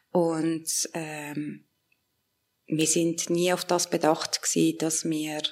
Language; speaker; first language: German; early bilingual, other home language; Persian